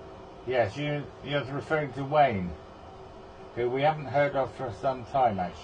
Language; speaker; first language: English; native; English